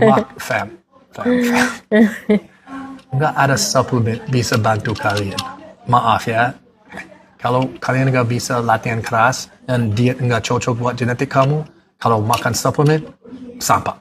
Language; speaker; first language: Indonesian; non-native, learner; English